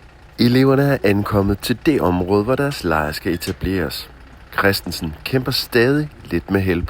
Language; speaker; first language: Danish; native; Danish